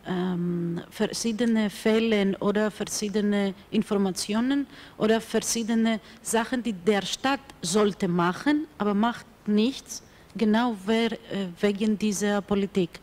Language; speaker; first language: German; non-native, fluent; Greek